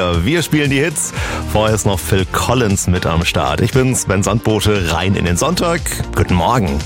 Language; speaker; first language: German; native; German